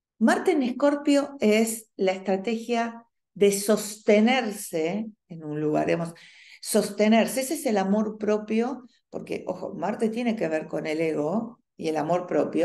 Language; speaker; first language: Spanish; native; Spanish